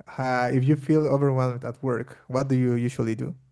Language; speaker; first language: English; non-native, fluent; Portuguese